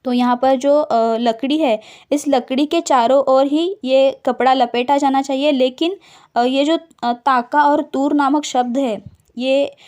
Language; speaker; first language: Hindi; non-native, local second language; Marathi